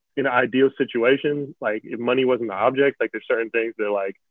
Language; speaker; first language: English; native; English